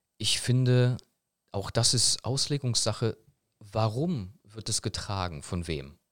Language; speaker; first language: German; early bilingual, other home language; Polish